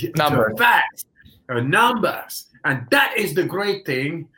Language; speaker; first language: English; non-native, fluent; Dutch